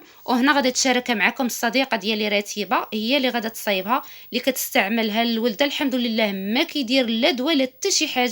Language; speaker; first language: Arabic; native; Arabic